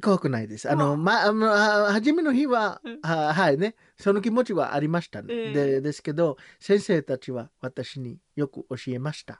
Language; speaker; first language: Japanese; non-native, learner; Samoan